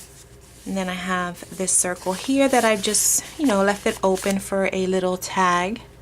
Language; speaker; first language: English; native; English